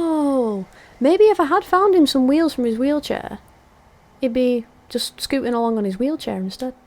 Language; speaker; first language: English; native; English